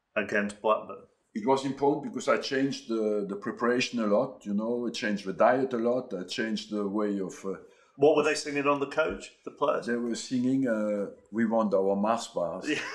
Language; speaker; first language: English; non-native, fluent; French